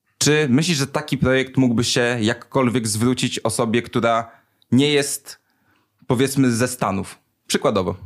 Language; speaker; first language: Polish; native; Polish